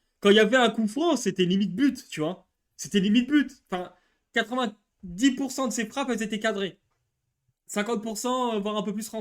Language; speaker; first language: French; native; French